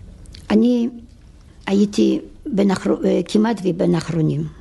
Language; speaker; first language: Hebrew; non-native, fluent; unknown